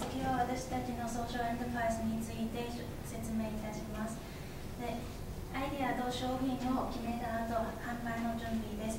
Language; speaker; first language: Japanese; non-native, fluent; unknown